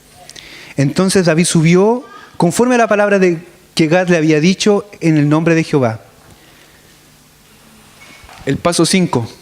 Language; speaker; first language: Spanish; native; Spanish